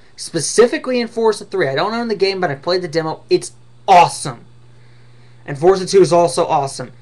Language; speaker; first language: English; native; English